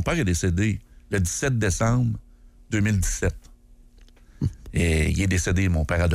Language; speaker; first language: French; native; French